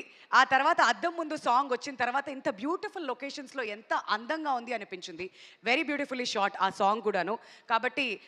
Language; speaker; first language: Telugu; native; Telugu